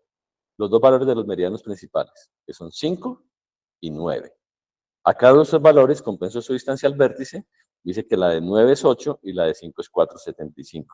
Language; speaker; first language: Spanish; native; Spanish